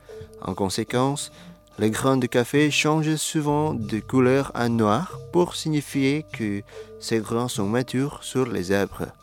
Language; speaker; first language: French; non-native, fluent; Indonesian